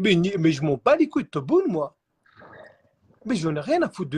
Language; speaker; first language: French; native; French